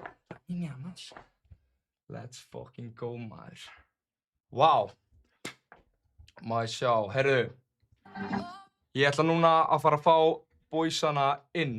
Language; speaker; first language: Icelandic; native; Icelandic